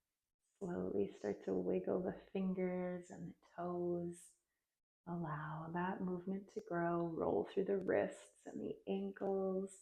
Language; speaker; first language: English; native; English